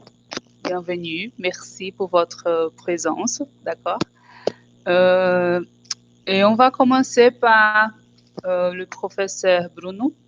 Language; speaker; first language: French; non-native, fluent; Portuguese